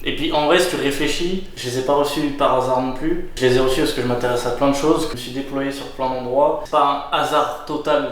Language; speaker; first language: French; native; French